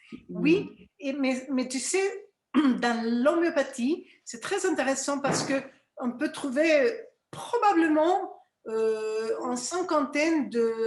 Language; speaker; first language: French; non-native, fluent; Spanish